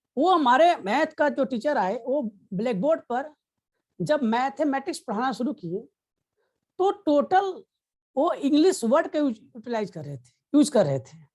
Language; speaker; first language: Hindi; native; Hindi